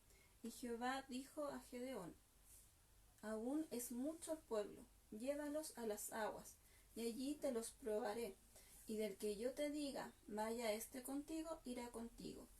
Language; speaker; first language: Spanish; native; Spanish